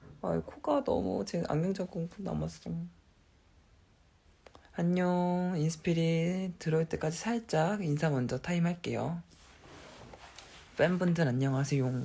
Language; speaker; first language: Korean; native; Korean